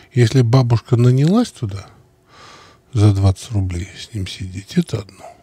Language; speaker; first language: Russian; native; Russian